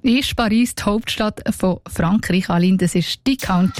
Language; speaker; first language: German; native; German